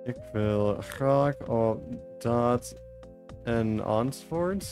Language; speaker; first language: Dutch; non-native, learner; English